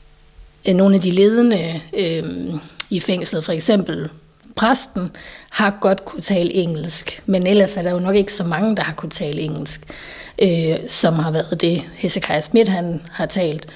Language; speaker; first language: Danish; native; Danish